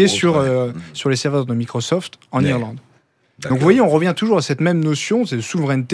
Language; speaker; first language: French; native; French